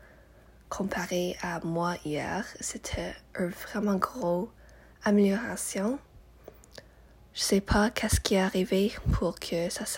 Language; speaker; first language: French; non-native, local second language; English